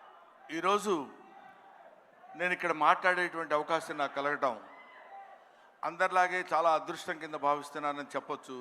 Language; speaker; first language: Telugu; native; Telugu